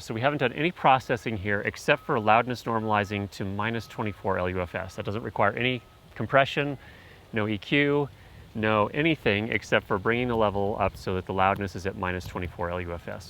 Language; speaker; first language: English; native; English